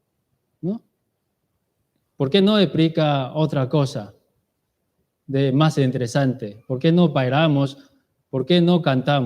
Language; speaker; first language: Spanish; non-native, learner; Chinese